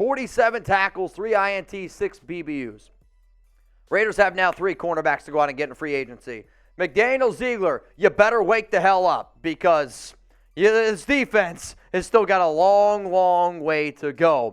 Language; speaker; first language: English; native; English